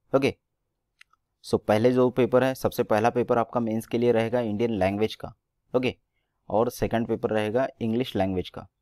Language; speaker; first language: Hindi; non-native, local second language; Marathi